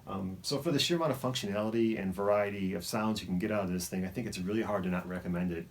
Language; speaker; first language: English; native; English